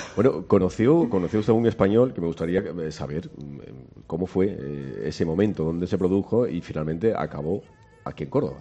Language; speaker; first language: Spanish; native; Spanish